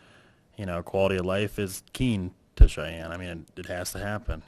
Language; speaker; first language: English; native; English